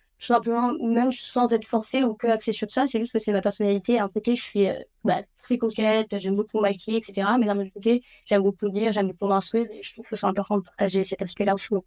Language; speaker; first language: French; early bilingual, other home language; Spanish